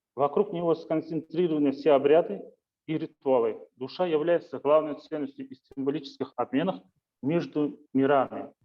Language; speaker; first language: Russian; non-native, local second language; Kazakh